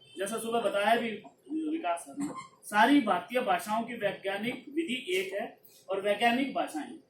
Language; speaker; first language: Hindi; non-native, local second language; Punjabi